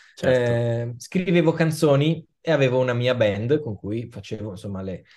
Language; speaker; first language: Italian; native; Italian